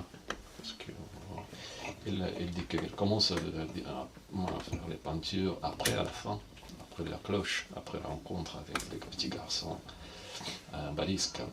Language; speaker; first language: French; non-native, fluent; Russian